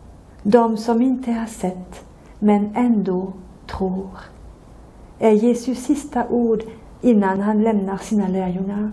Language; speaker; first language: Swedish; non-native, fluent; French